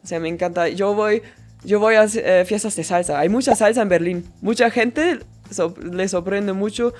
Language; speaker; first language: Spanish; non-native, fluent; German